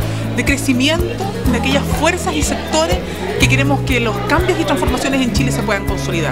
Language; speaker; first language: Spanish; native; Spanish